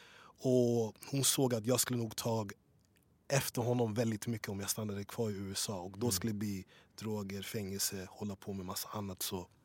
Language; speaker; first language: Swedish; early bilingual, other home language; English